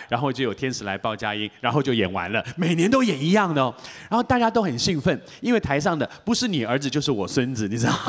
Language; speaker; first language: Chinese; native; Chinese